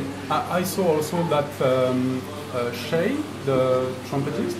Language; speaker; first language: English; non-native, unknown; French